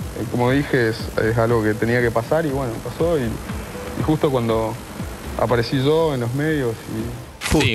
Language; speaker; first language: Spanish; native; Spanish